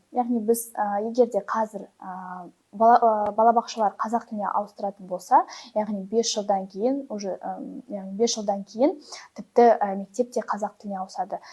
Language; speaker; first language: Kazakh; non-native, local second language; Russian